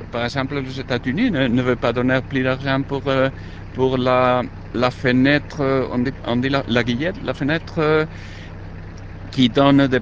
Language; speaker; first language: French; non-native, learner; Spanish